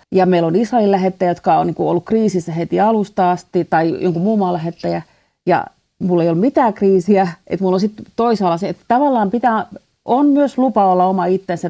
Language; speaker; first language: Finnish; native; Finnish